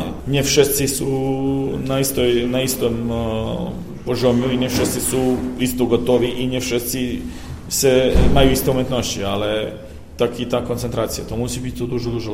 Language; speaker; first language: Polish; non-native, learner; Serbian